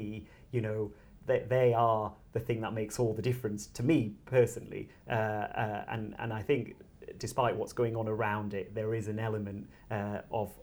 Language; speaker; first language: English; native; English